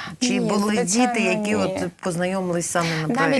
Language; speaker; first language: Ukrainian; native; Ukrainian